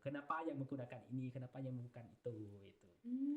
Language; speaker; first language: Indonesian; non-native, learner; Thai